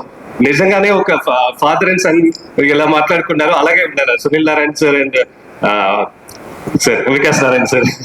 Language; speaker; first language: Telugu; non-native, fluent; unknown